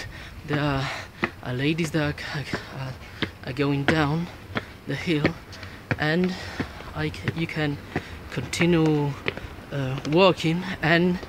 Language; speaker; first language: English; non-native, learner; Spanish